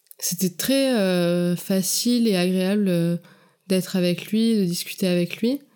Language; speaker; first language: French; native; French